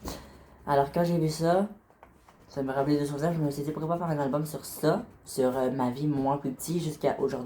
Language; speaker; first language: French; native; French